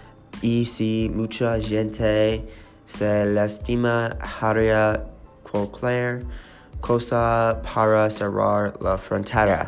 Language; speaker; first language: Spanish; non-native, learner; English